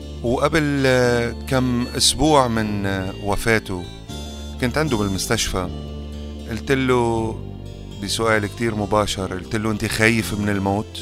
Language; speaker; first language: Arabic; native; Arabic